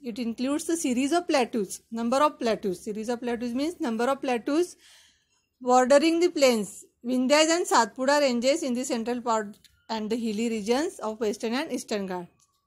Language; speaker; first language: English; non-native, local second language; Marathi